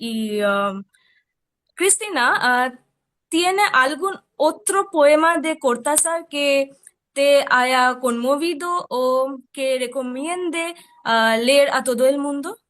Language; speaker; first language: Spanish; non-native, fluent; Bangla